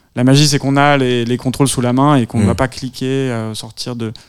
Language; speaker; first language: French; native; French